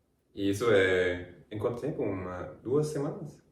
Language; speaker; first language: Portuguese; non-native, fluent; English